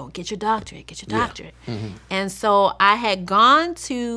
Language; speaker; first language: English; native; English